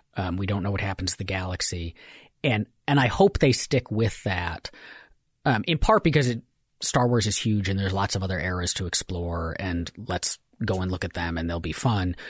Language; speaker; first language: English; native; English